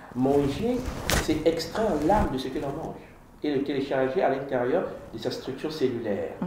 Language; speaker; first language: French; non-native, local second language; Kongo